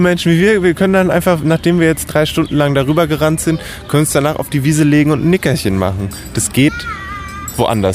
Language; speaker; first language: German; native; German